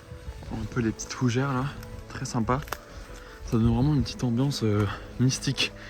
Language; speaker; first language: French; native; French